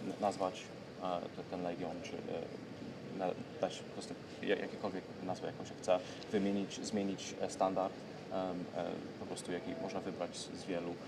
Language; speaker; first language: Polish; early bilingual, heritage; Polish